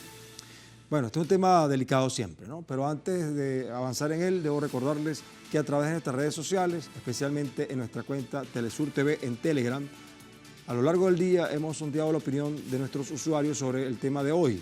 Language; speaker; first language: Spanish; native; Spanish